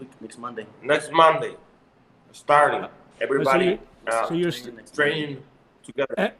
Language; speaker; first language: English; non-native, learner; Spanish